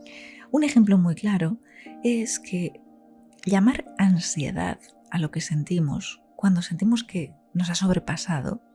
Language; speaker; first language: Spanish; native; Spanish